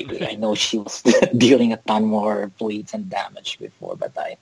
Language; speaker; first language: English; non-native, local second language; Filipino